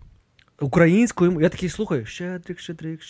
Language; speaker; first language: Ukrainian; native; Ukrainian